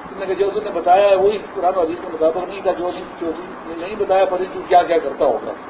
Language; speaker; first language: Urdu; non-native, local second language; Pashto